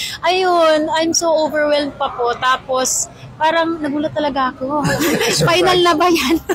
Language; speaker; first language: Filipino; non-native, local second language; Cebuano